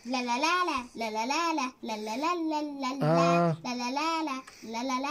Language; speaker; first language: Arabic; native; Arabic